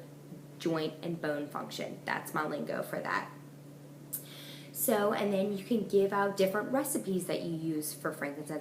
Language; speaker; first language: English; native; English